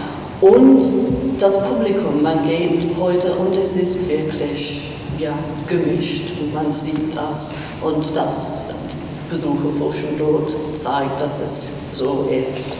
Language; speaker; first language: German; non-native, fluent; English